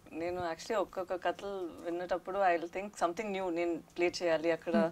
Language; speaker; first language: Telugu; non-native, local second language; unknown